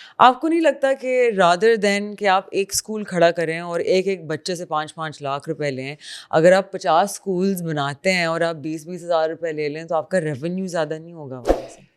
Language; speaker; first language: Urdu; native; Urdu